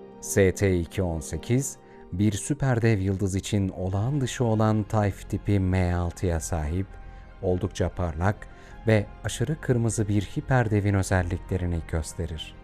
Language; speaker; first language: Turkish; native; Turkish